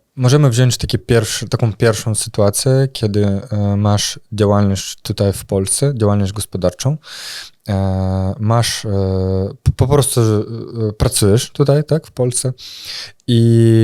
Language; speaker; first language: Polish; non-native, fluent; Russian